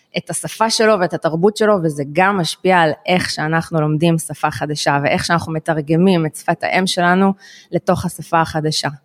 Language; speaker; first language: Hebrew; native; Hebrew